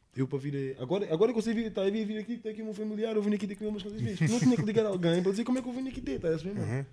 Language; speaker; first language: Portuguese; early bilingual, heritage; English